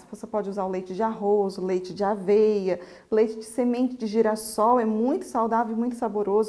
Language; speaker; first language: Portuguese; native; Portuguese